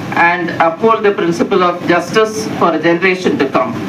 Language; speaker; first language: English; non-native, local second language; Tamil